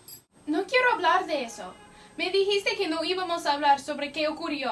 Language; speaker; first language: Spanish; non-native, learner; English